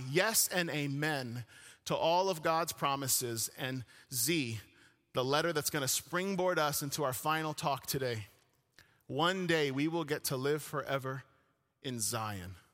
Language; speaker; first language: English; early bilingual, other home language; Arabic